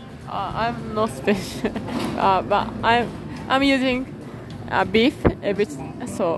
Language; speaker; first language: English; non-native, learner; Japanese